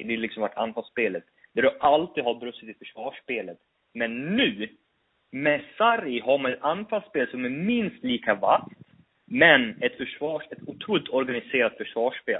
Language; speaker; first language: Swedish; native; Swedish